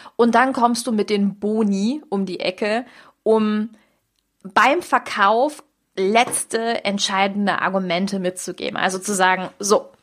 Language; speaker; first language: German; native; German